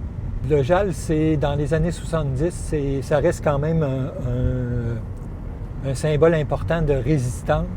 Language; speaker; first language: French; native; French